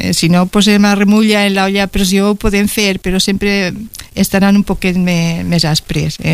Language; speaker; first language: Catalan; non-native, local second language; Spanish